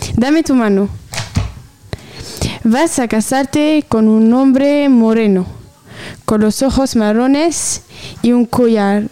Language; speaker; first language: Spanish; non-native, learner; French